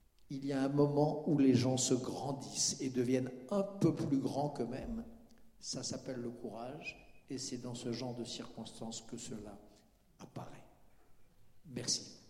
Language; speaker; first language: French; native; French